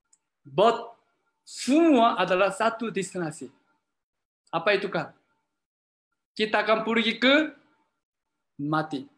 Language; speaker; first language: Indonesian; non-native, learner; Korean